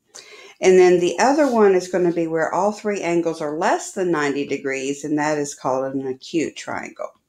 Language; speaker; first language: English; native; English